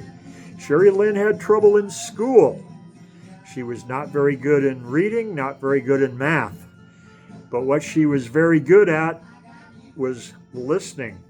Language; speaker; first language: English; native; English